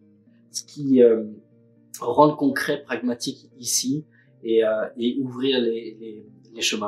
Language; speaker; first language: French; native; French